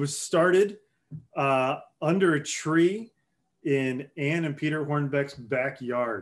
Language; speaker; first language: English; native; English